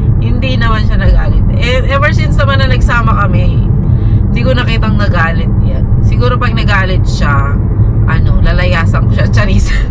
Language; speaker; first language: Filipino; native; Filipino